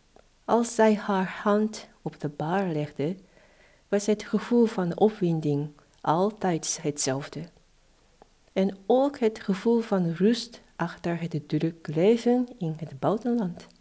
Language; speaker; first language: Dutch; non-native, fluent; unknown